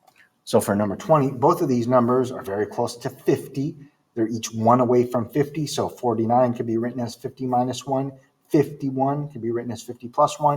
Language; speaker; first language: English; native; English